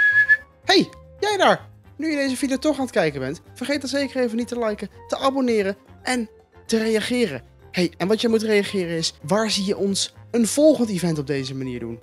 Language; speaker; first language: Dutch; native; Dutch